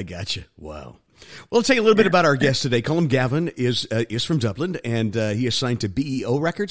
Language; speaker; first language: English; native; English